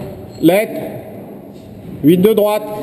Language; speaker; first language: French; native; French